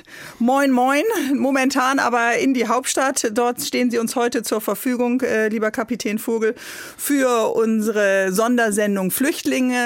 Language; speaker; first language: German; native; German